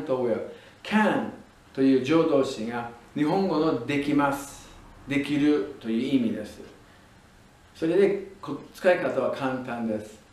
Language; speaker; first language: Japanese; non-native, fluent; English